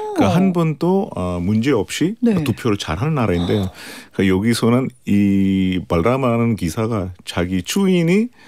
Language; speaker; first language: Korean; non-native, fluent; Hindi